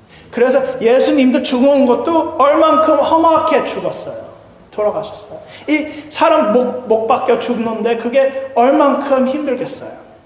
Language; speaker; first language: Korean; native; Korean